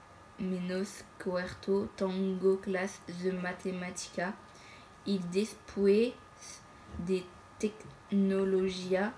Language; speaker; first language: Spanish; non-native, learner; French